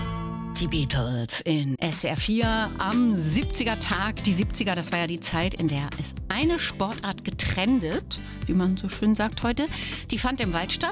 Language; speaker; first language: German; native; German